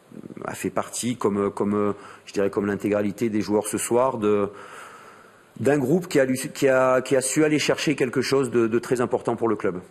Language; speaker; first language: French; native; French